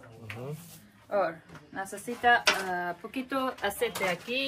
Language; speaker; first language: Spanish; non-native, learner; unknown